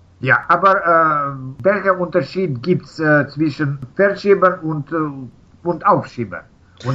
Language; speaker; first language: German; non-native, learner; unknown